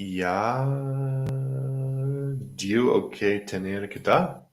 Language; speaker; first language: Portuguese; non-native, learner; English